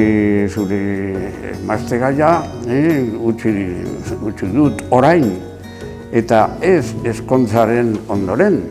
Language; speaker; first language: Basque; non-native, local second language; Spanish